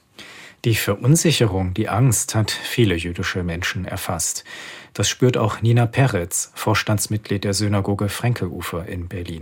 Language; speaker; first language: German; native; German